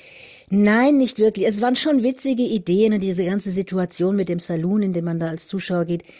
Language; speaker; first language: German; native; German